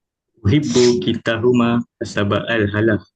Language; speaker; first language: Arabic; non-native, learner; Malay